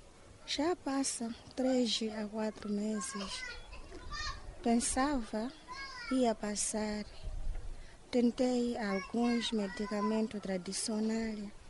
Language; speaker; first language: Portuguese; non-native, local second language; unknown